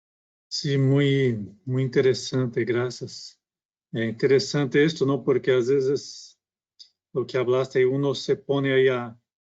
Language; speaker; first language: Spanish; non-native, fluent; Portuguese